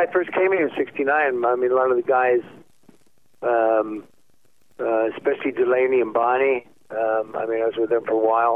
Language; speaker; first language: English; native; English